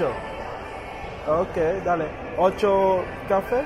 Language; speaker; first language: Spanish; non-native, learner; English